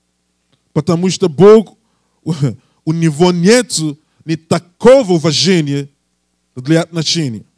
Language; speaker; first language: Russian; non-native, learner; English